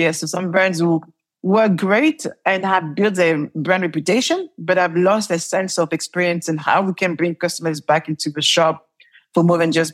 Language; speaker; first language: English; non-native, fluent; French